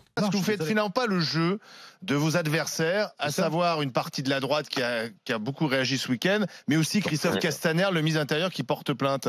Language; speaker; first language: French; native; French